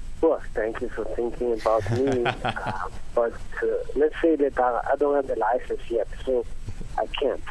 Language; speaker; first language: English; non-native, learner; Italian